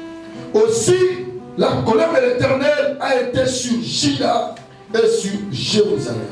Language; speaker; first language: French; non-native, local second language; Lingala